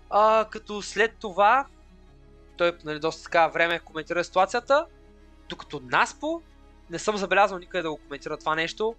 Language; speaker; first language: Bulgarian; native; Bulgarian